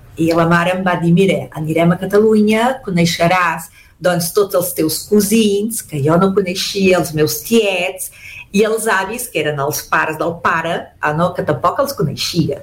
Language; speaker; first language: Catalan; early bilingual, heritage; Catalan